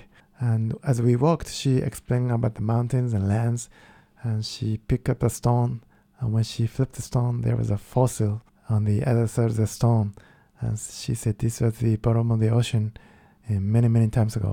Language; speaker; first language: English; non-native, fluent; Japanese